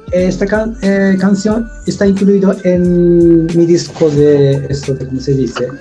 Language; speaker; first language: Spanish; non-native, learner; Japanese